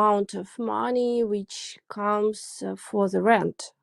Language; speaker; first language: English; non-native, learner; Russian